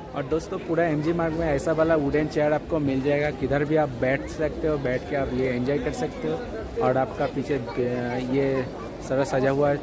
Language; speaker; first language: Hindi; non-native, local second language; Bangla